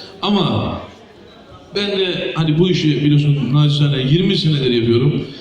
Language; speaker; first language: Turkish; native; Turkish